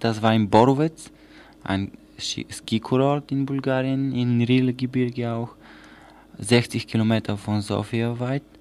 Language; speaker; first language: German; non-native, learner; Bulgarian